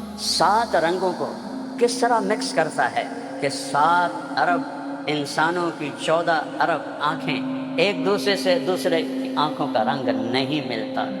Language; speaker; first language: Urdu; non-native, local second language; Punjabi